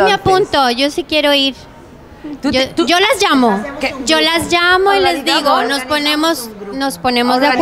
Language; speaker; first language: Spanish; native; Spanish